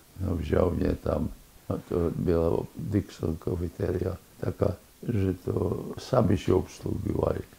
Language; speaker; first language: Polish; native; Polish